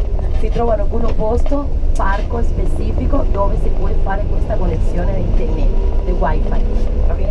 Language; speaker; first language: Italian; non-native, fluent; Spanish